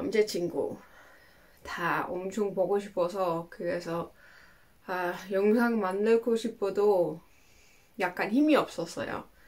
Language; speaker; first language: Korean; non-native, learner; Dutch